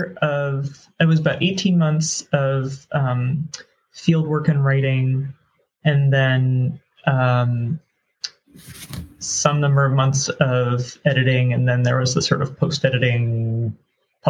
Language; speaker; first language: English; native; English